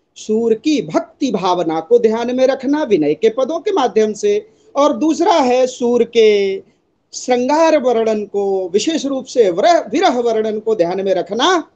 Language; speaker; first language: Hindi; native; Hindi